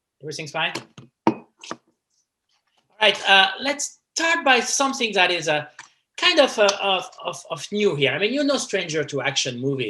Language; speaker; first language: English; non-native, fluent; French